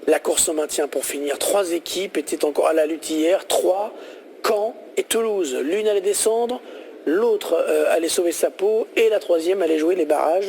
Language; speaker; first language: French; native; French